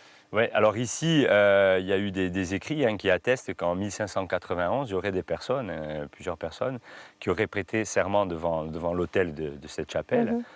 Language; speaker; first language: French; native; French